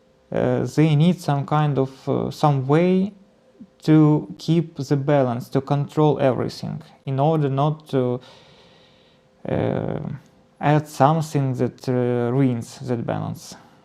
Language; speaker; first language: English; non-native, learner; Ukrainian